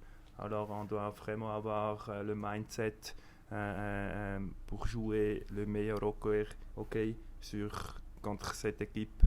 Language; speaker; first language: French; non-native, local second language; German